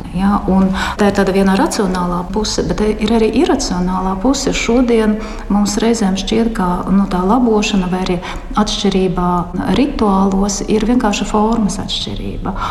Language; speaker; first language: Latvian; non-native, local second language; Russian